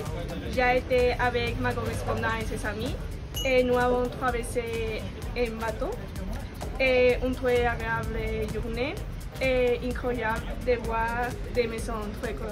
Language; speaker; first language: French; non-native, learner; Spanish